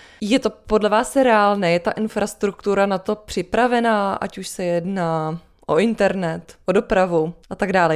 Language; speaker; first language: Czech; native; Czech